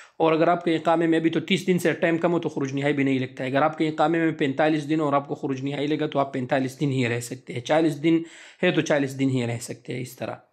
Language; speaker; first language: Urdu; non-native, local second language; Pashto